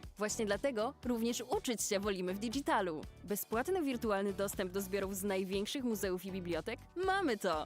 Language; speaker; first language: Polish; native; Polish